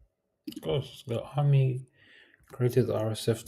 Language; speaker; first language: English; early bilingual, heritage; Arabic